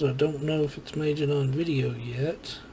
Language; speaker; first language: English; native; English